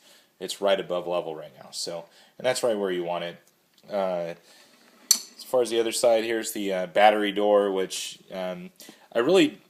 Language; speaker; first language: English; native; English